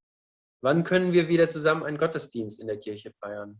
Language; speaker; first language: German; non-native, fluent; Indonesian